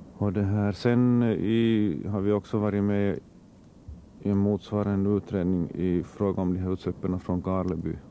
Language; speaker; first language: Swedish; native; Swedish